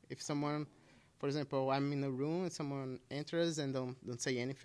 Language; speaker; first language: English; non-native, fluent; Portuguese